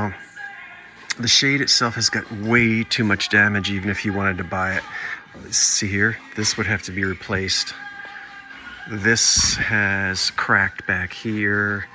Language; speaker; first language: English; native; English